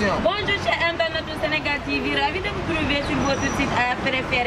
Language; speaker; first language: French; non-native, learner; Wolof